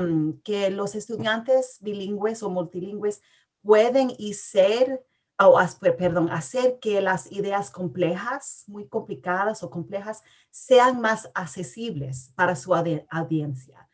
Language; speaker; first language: Spanish; early bilingual, heritage; English